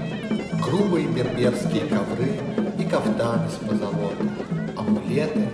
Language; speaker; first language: Russian; native; Russian